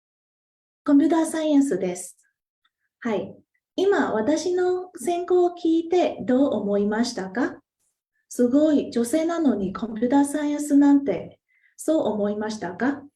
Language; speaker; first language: Japanese; non-native, fluent; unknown